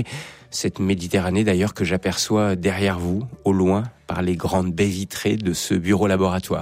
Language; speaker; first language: French; native; French